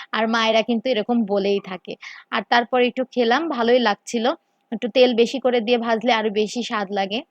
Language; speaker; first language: Bangla; native; Bangla